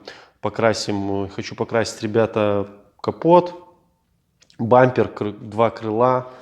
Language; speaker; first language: Russian; native; Russian